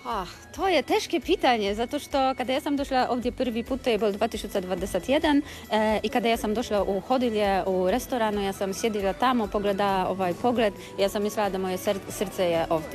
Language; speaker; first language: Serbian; non-native, learner; Polish